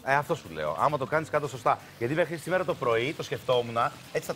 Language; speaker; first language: Greek; native; Greek